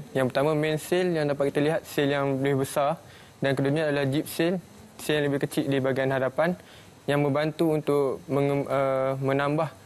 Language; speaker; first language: Malay; native; Malay